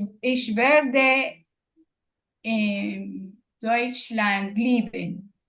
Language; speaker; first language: German; non-native, learner; Filipino